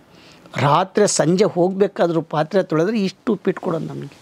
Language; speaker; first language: Kannada; native; Kannada